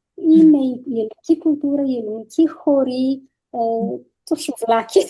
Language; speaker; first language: Greek; early bilingual, heritage; Greek